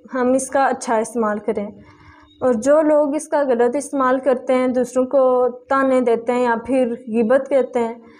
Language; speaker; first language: Urdu; native; Urdu